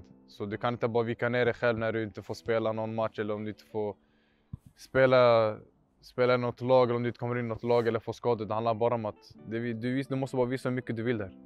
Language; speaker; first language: Swedish; native; Swedish